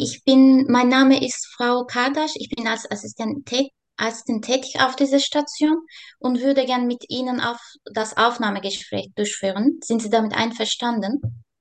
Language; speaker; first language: German; non-native, learner; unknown